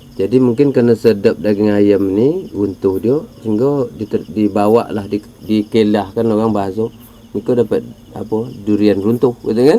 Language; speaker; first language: Malay; native; Malay